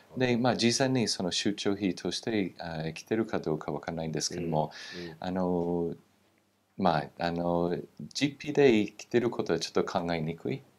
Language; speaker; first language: Japanese; non-native, fluent; English